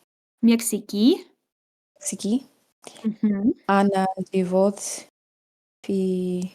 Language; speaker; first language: Russian; non-native, learner; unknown